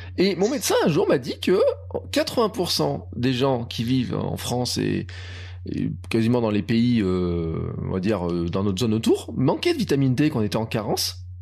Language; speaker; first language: French; native; French